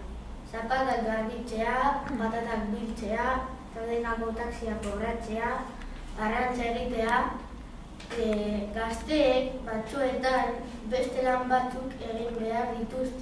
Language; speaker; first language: Basque; non-native, local second language; Spanish